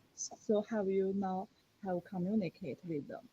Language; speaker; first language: English; non-native, learner; Chinese